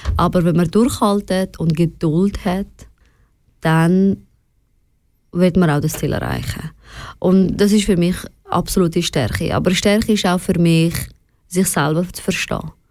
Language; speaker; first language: German; non-native, fluent; Persian